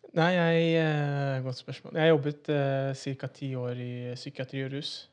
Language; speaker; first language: Norwegian; early bilingual, other home language; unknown